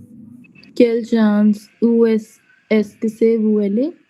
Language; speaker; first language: French; non-native, learner; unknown